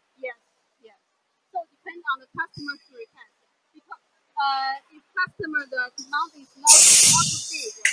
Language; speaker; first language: English; non-native, fluent; Chinese